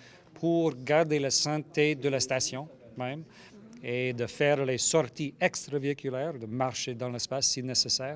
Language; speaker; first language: French; non-native, local second language; English